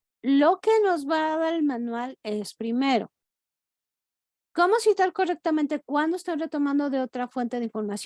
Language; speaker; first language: Spanish; native; Spanish